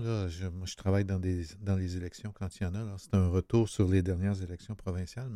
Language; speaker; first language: French; native; French